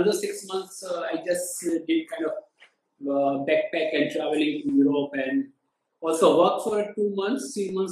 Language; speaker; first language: English; non-native, local second language; Gujarati